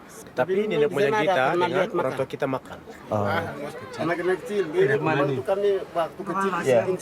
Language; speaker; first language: Indonesian; non-native, local second language; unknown